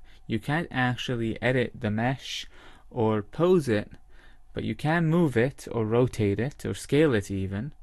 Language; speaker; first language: English; native; English